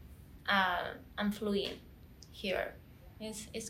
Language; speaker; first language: English; non-native, learner; Spanish